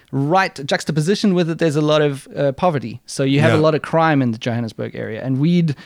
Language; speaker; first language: English; native; English